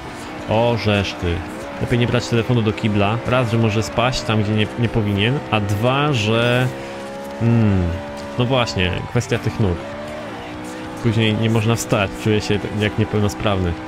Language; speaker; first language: Polish; native; Polish